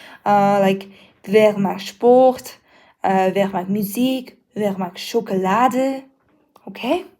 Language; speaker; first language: German; non-native, learner; Mongolian